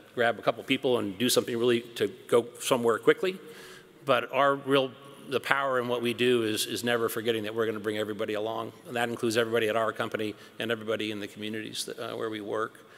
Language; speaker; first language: English; native; English